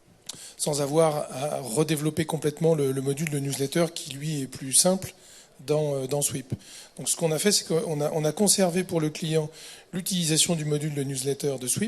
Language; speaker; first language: French; native; French